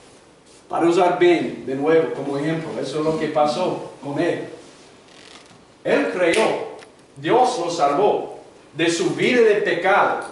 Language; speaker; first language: Spanish; non-native, fluent; English